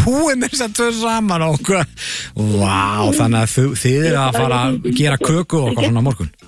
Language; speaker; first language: Icelandic; native; Icelandic